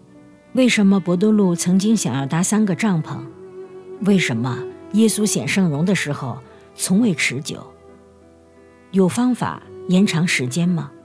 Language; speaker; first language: Chinese; native; Chinese